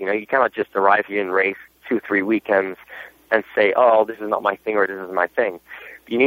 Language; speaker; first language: English; non-native, fluent; Portuguese